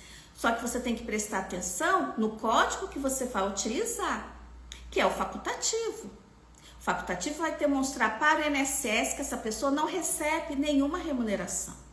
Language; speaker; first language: Portuguese; native; Portuguese